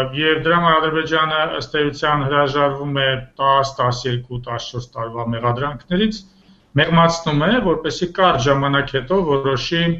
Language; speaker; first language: Armenian; native; Armenian